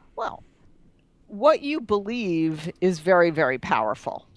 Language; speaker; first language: English; native; English